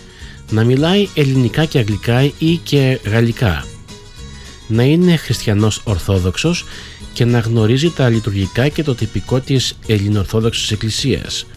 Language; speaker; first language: Greek; native; Greek